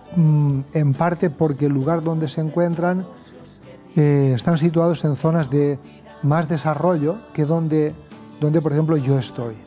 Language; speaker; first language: Spanish; native; Spanish